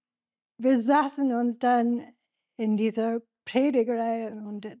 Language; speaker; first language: German; non-native, learner; English